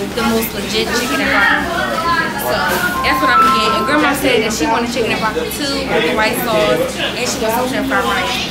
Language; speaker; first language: English; native; English